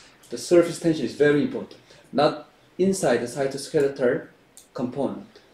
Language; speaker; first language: English; non-native, fluent; Korean